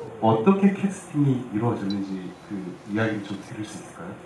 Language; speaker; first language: Korean; native; Korean